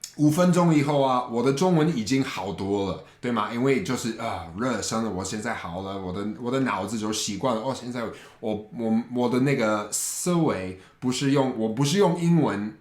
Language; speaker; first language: Chinese; non-native, fluent; English